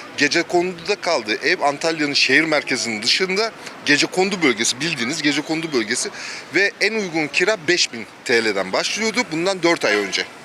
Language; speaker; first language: Turkish; native; Turkish